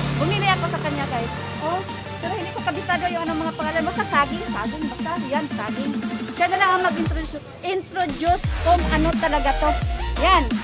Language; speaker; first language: Filipino; non-native, local second language; Cebuano